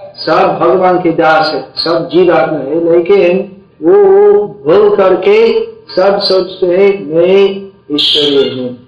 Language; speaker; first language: Hindi; non-native, fluent; English